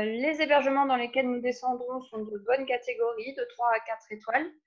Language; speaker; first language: French; native; French